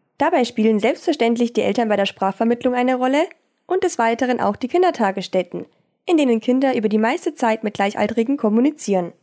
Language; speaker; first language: German; native; German